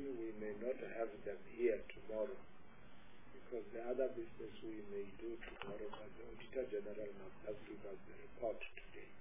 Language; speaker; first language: English; non-native, local second language; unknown